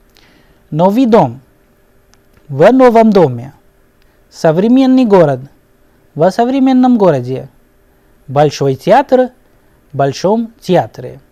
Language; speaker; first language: Russian; non-native, fluent; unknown